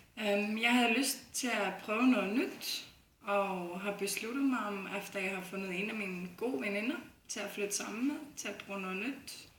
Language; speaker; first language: Danish; non-native, fluent; Icelandic